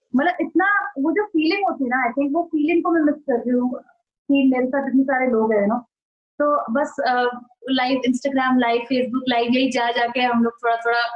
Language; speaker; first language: Hindi; native; Hindi